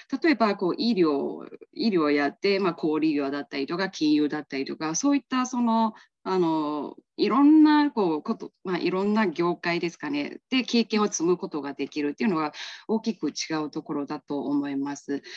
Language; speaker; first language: Japanese; non-native, fluent; Burmese